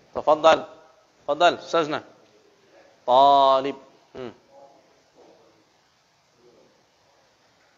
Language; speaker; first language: Arabic; non-native, fluent; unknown